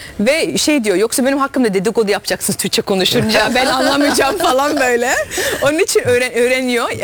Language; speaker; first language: Turkish; early bilingual, heritage; Turkish